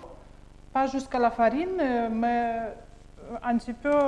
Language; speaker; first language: French; non-native, learner; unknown